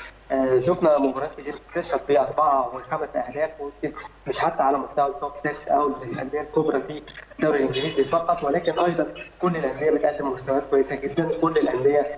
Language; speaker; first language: Arabic; native; Arabic